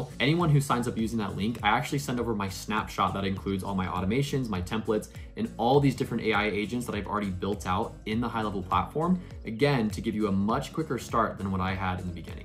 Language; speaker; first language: English; native; English